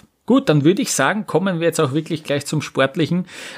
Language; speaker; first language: German; native; German